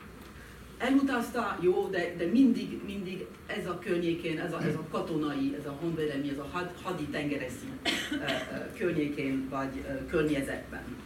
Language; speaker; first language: Hungarian; non-native, fluent; French